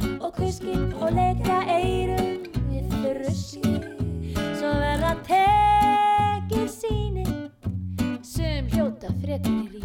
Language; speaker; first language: Icelandic; native; Icelandic